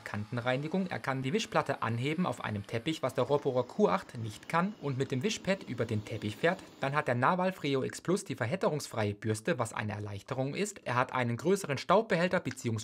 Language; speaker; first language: German; native; German